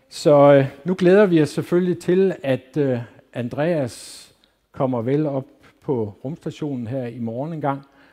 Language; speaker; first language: Danish; native; Danish